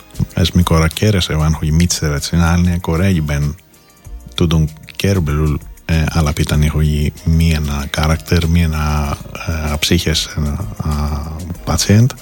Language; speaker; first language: Hungarian; non-native, learner; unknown